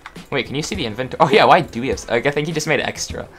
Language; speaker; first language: English; native; English